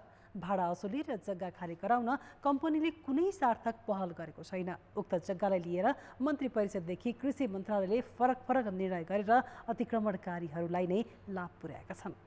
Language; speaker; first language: Nepali; native; Nepali